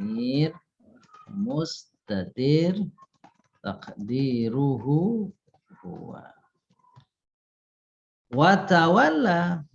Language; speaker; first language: Arabic; non-native, fluent; Indonesian